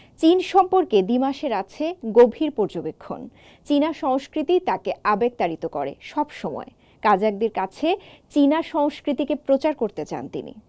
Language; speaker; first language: Bangla; native; Bangla